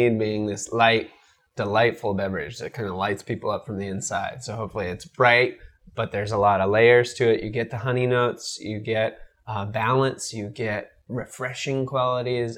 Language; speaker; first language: English; native; English